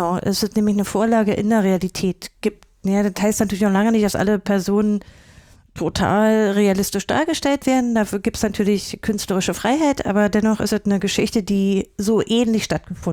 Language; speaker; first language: German; native; German